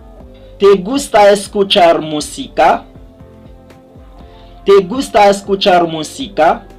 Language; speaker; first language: Spanish; non-native, learner; Haitian Creole